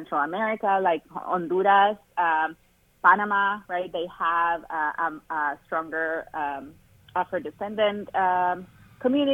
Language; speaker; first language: English; non-native, fluent; Spanish